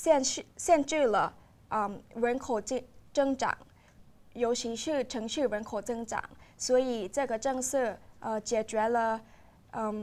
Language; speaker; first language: Chinese; non-native, learner; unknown